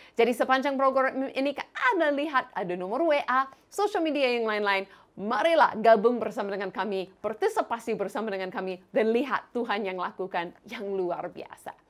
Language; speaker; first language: Indonesian; non-native, fluent; English